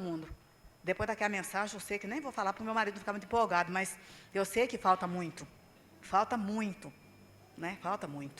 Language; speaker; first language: Portuguese; native; Portuguese